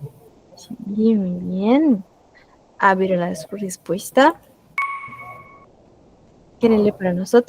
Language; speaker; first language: Spanish; non-native, fluent; Portuguese